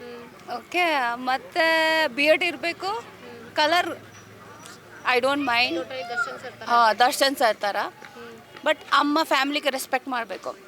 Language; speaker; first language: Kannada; non-native, learner; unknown